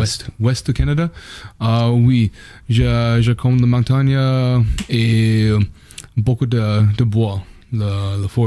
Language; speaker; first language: French; non-native, learner; English